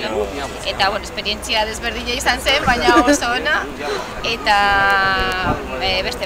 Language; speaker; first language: Basque; non-native, local second language; Spanish